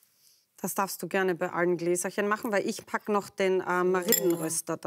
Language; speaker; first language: German; native; German